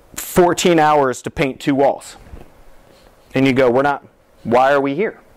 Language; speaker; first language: English; native; English